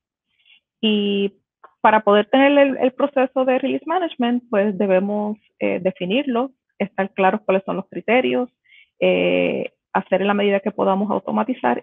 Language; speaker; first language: Spanish; native; Spanish